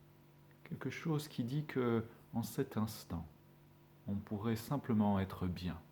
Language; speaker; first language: French; native; French